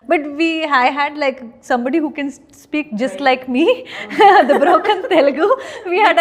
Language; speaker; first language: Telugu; non-native, learner; Kannada